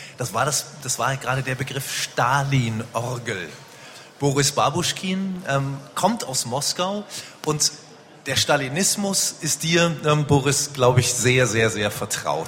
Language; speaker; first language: German; native; German